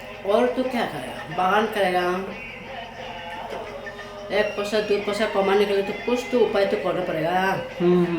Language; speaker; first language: Hindi; non-native, local second language; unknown